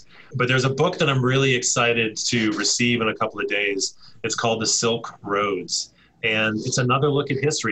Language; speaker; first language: English; native; English